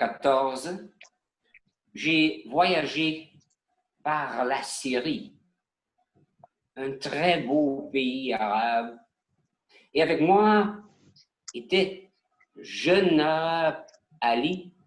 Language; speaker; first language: French; non-native, learner; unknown